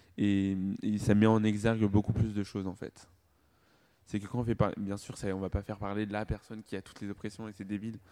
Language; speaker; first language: French; native; French